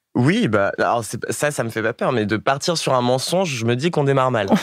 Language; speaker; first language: French; native; French